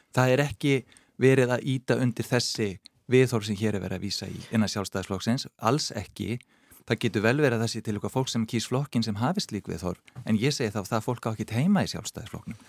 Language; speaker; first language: Icelandic; native; Icelandic